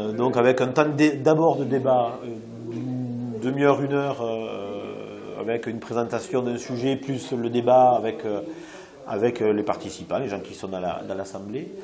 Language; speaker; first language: French; native; French